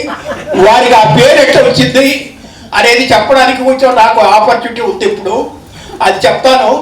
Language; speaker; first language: Telugu; native; Telugu